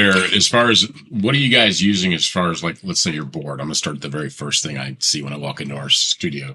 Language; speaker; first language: English; native; English